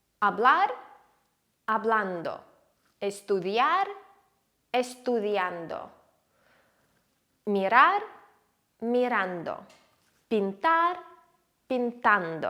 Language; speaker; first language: Spanish; non-native, fluent; Ukrainian